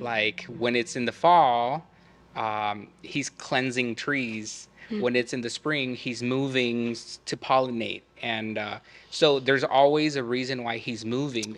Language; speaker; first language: English; early bilingual, other home language; Spanish